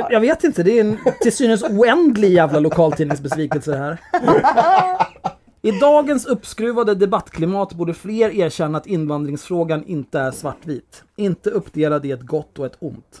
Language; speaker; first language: Swedish; native; Swedish